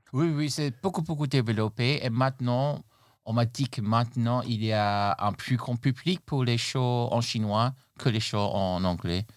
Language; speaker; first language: French; non-native, fluent; Chinese